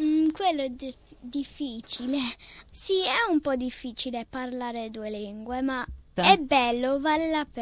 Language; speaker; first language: Italian; early bilingual, heritage; Italian